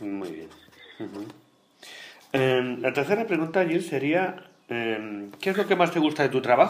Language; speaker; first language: Spanish; native; Spanish